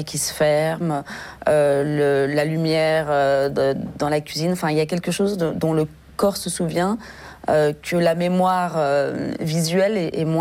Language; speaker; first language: French; native; French